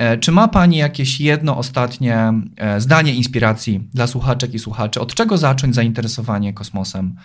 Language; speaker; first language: Polish; native; Polish